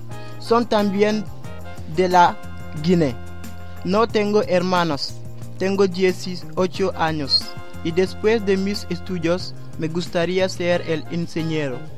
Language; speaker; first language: Spanish; non-native, learner; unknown